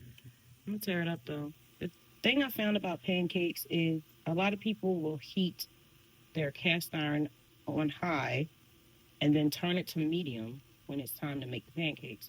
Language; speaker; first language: English; native; English